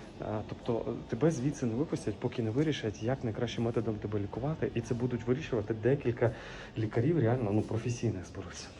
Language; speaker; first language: Ukrainian; native; Ukrainian